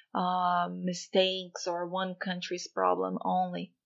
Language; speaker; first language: English; non-native, fluent; Portuguese